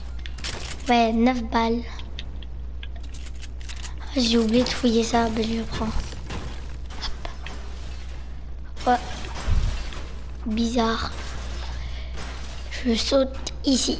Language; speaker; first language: French; native; French